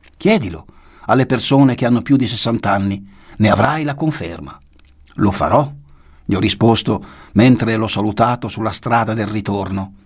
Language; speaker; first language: Italian; native; Italian